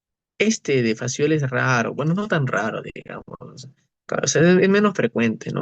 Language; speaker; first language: Spanish; native; Spanish